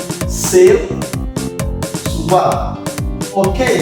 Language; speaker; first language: Portuguese; non-native, fluent; Haitian Creole